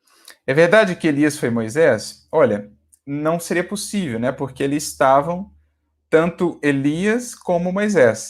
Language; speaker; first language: Portuguese; native; Portuguese